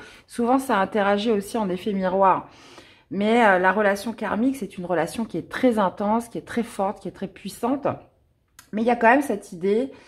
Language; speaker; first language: French; native; French